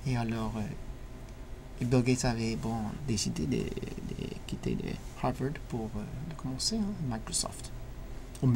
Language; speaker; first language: French; non-native, learner; English